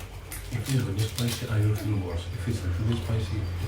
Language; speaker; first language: English; non-native, fluent; Czech